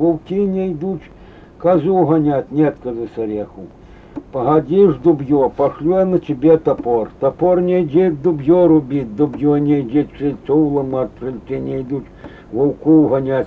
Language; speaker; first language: Russian; native; Russian